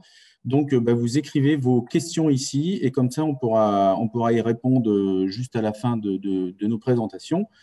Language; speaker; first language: French; native; French